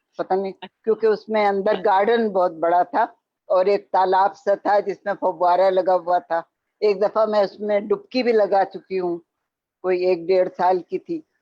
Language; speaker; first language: Urdu; native; Urdu